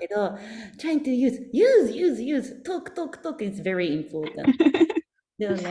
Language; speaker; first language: English; non-native, learner; Japanese